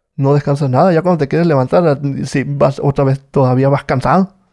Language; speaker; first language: Spanish; native; Spanish